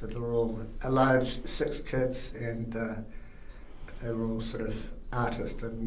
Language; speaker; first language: English; native; English